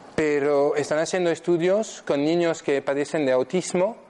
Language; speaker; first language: Spanish; non-native, fluent; French